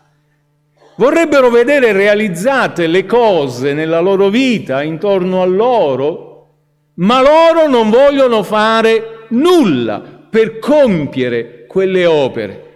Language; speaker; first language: Italian; native; Italian